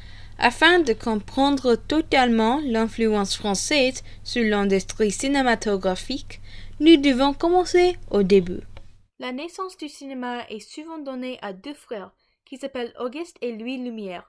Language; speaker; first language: French; non-native, learner; English